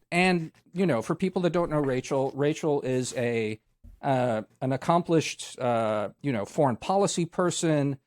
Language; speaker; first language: English; native; English